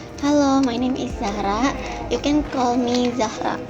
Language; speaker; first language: English; non-native, learner; Indonesian